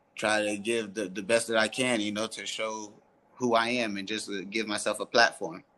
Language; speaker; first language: English; early bilingual, other home language; French